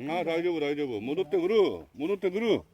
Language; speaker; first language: Japanese; non-native, fluent; Korean